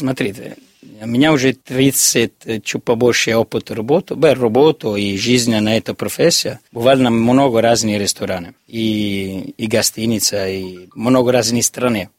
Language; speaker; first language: Russian; non-native, learner; Italian